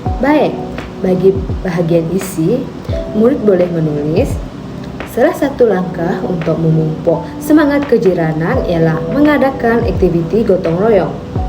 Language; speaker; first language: Malay; non-native, local second language; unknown